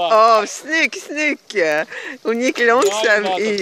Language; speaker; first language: Swedish; non-native, fluent; French